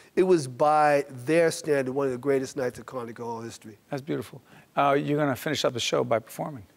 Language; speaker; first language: English; native; English